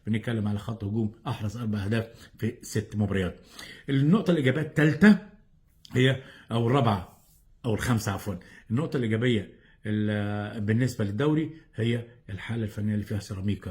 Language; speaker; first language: Arabic; native; Arabic